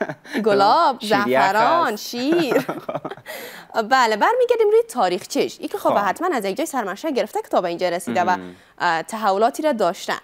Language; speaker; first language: Persian; native; Persian